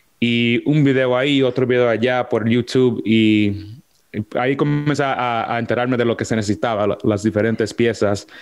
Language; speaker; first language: Spanish; early bilingual, heritage; Spanish